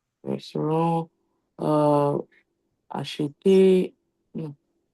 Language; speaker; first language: French; non-native, learner; English